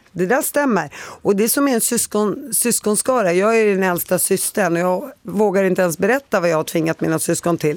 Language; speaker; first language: Swedish; early bilingual, other home language; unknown